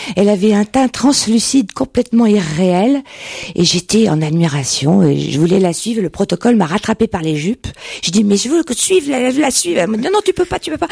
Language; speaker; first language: French; native; French